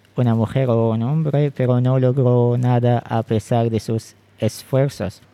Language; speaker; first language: Spanish; non-native, fluent; Arabic